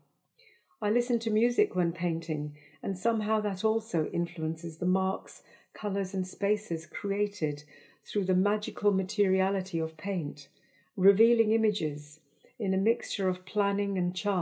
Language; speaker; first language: English; native; English